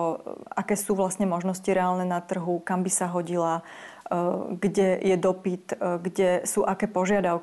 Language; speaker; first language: Slovak; native; Slovak